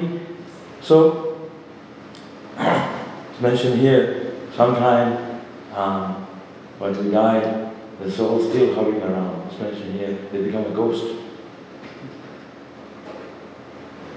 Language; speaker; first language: English; non-native, local second language; Bangla